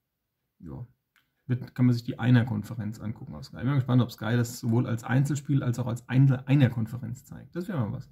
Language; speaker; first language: German; native; German